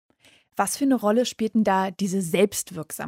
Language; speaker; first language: German; native; German